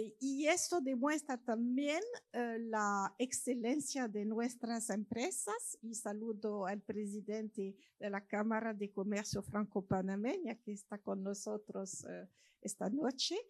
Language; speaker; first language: Spanish; non-native, fluent; French